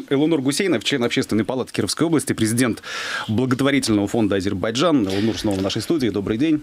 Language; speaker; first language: Russian; native; Russian